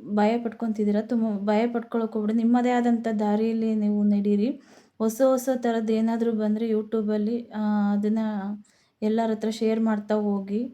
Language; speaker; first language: Kannada; native; Kannada